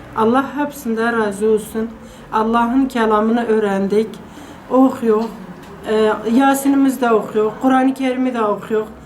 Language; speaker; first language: Turkish; non-native, local second language; Kurdish